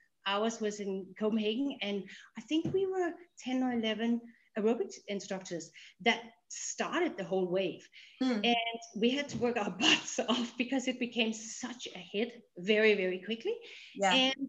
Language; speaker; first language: English; non-native, fluent; Danish